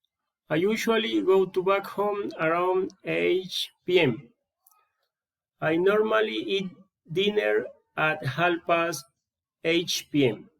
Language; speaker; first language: English; non-native, learner; Spanish